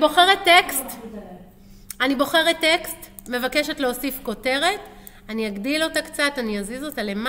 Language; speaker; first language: Hebrew; native; Hebrew